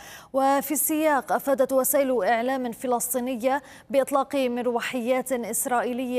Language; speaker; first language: Arabic; native; Arabic